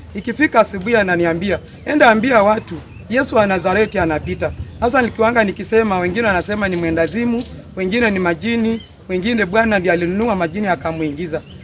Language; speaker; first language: Swahili; non-native, local second language; Luyia